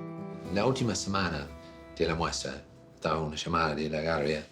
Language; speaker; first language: Spanish; non-native, fluent; English